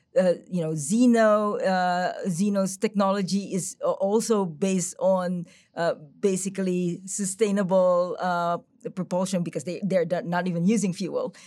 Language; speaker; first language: English; non-native, local second language; Filipino